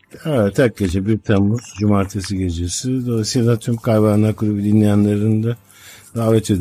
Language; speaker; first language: Turkish; native; Turkish